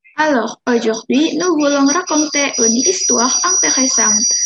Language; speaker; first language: French; non-native, learner; Indonesian